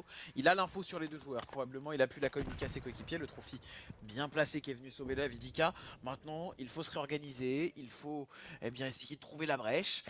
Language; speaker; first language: French; native; French